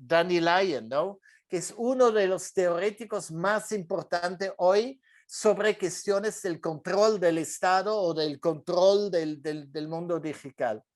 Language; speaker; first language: Spanish; non-native, fluent; French